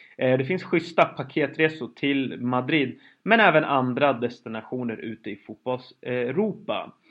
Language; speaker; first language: Swedish; early bilingual, other home language; Kurdish